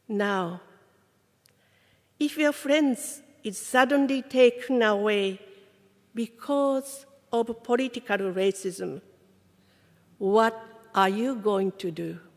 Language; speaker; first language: English; non-native, fluent; Japanese